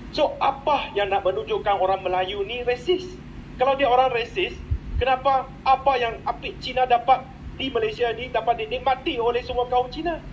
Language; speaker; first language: Malay; non-native, local second language; Chinese